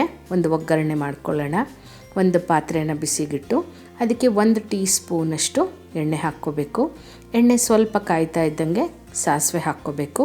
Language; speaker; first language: Kannada; native; Kannada